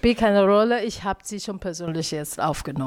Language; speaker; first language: German; non-native, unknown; Chinese